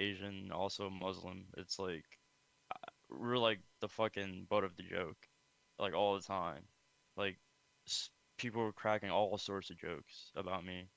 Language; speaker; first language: English; early bilingual, other home language; Khmer